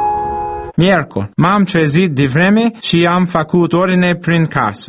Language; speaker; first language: Romanian; non-native, fluent; English